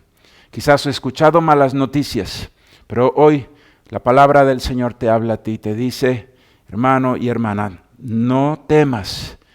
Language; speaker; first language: Spanish; native; Spanish